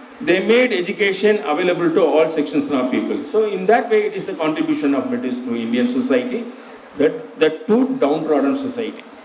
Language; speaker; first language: English; non-native, local second language; Tamil